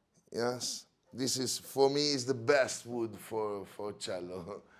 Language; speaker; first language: English; non-native, learner; Italian